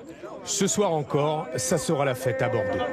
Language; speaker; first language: French; native; French